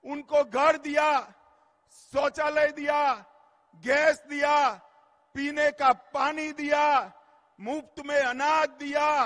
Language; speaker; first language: Hindi; non-native, local second language; Gujarati